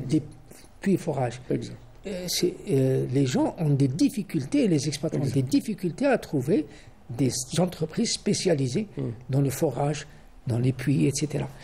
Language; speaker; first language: French; non-native, local second language; Arabic